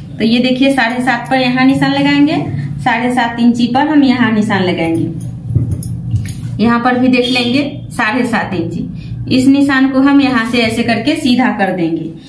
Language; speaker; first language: Hindi; native; Hindi